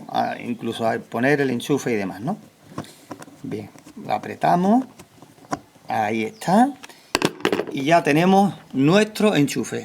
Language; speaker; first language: Spanish; native; Spanish